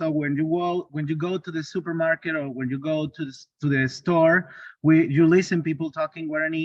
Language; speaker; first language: English; non-native, learner; Spanish